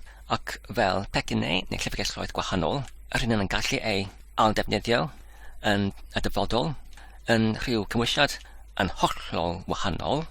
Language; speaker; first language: Welsh; non-native, learner; English